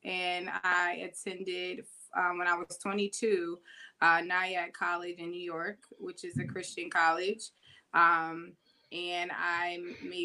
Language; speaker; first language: English; native; English